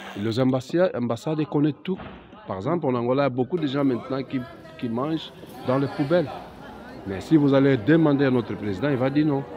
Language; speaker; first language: French; non-native, learner; Portuguese